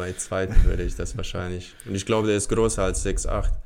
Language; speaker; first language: German; non-native, fluent; Bosnian